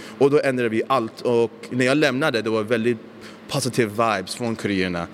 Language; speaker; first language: Swedish; non-native, fluent; English